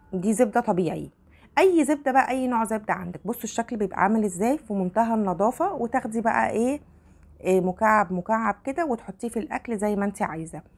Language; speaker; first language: Arabic; native; Arabic